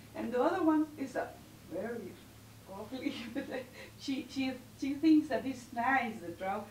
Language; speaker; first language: English; non-native, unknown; Spanish